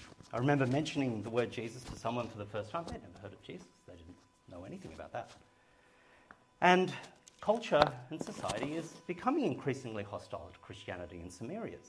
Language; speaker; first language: English; native; English